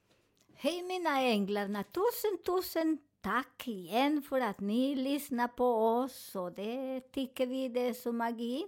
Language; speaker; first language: Swedish; non-native, learner; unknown